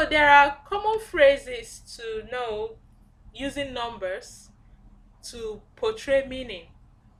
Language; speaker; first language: English; non-native, local second language; Igbo